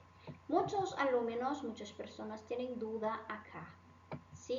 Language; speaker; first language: Spanish; non-native, fluent; Portuguese